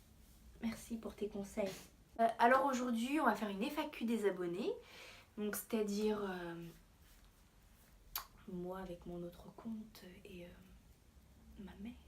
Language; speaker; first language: French; native; French